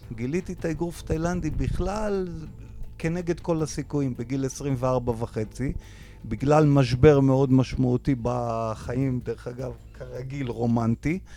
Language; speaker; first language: Hebrew; native; Hebrew